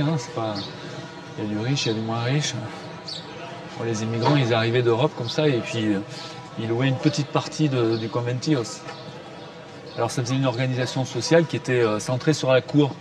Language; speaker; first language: French; native; French